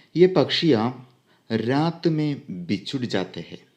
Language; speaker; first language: Hindi; non-native, local second language; Malayalam